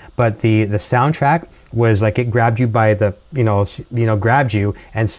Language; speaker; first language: English; native; English